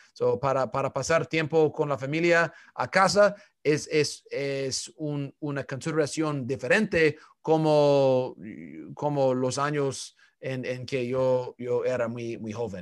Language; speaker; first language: Spanish; non-native, fluent; English